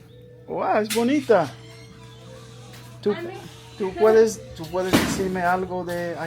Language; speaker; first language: Spanish; non-native, learner; English